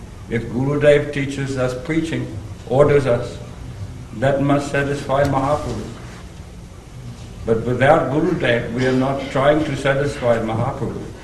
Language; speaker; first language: English; non-native, local second language; Bangla